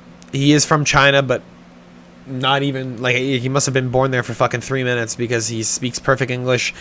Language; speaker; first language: English; native; English